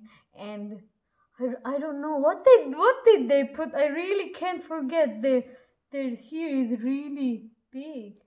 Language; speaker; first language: English; non-native, local second language; Cebuano